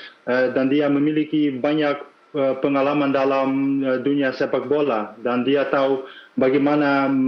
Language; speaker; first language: Indonesian; non-native, fluent; Dutch